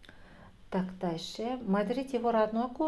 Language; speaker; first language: Russian; non-native, fluent; Azerbaijani